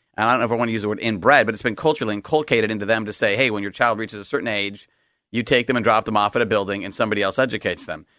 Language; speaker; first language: English; native; English